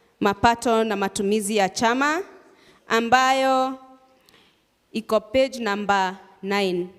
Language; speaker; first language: Swahili; non-native, local second language; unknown